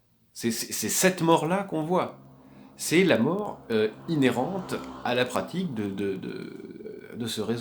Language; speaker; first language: French; native; French